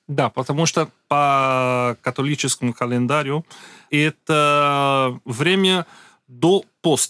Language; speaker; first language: Russian; non-native, learner; Portuguese